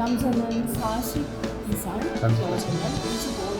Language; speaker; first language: Korean; non-native, fluent; Sinhala